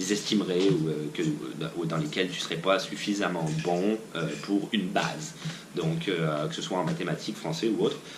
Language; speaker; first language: French; native; French